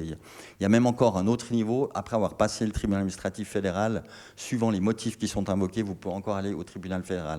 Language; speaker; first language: French; native; French